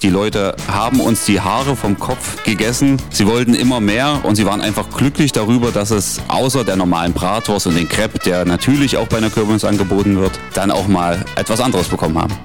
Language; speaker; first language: German; native; German